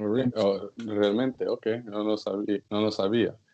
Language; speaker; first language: Spanish; non-native, learner; English